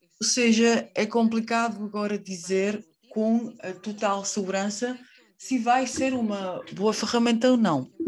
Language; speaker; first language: Portuguese; non-native, fluent; Spanish